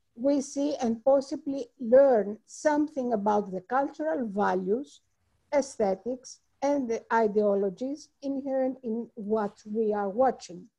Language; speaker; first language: English; non-native, fluent; Greek